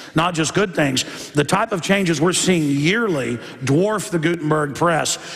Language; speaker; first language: English; native; English